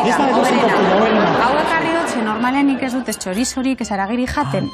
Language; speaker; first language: Basque; non-native, local second language; Spanish